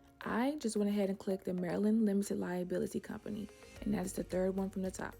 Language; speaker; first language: English; native; English